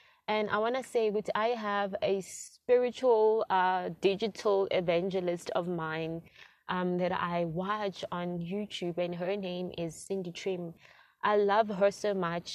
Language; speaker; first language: English; non-native, local second language; Zulu